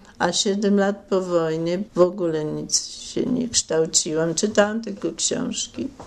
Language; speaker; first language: Polish; non-native, local second language; German